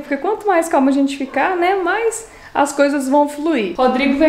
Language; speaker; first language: Portuguese; native; Portuguese